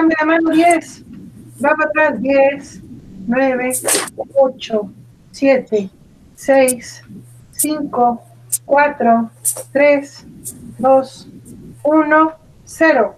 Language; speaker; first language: Spanish; native; Spanish